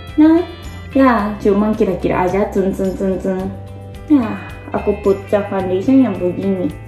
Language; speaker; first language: Indonesian; non-native, learner; Japanese